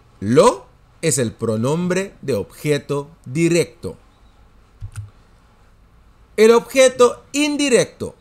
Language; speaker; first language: Spanish; non-native, fluent; Dutch